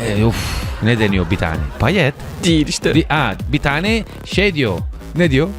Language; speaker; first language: Turkish; non-native, learner; Italian